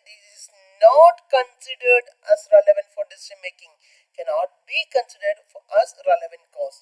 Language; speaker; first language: English; non-native, local second language; Malayalam